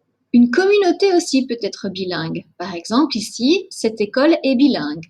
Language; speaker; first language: French; native; French